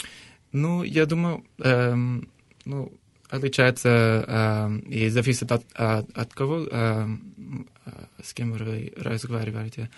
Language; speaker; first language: Russian; non-native, fluent; English